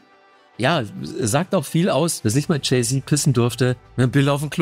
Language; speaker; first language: German; native; German